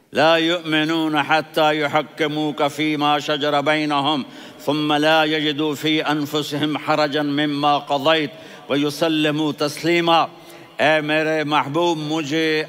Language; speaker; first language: Urdu; non-native, local second language; Punjabi